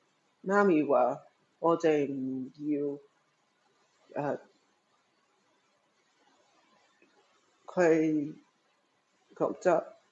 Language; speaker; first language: Cantonese; early bilingual, heritage; Cantonese